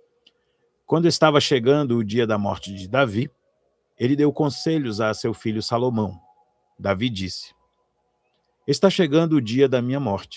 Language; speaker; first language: Portuguese; native; Portuguese